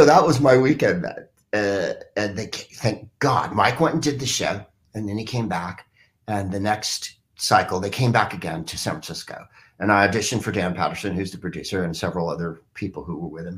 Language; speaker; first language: English; native; English